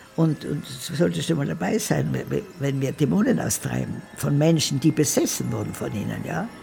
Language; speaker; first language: German; native; German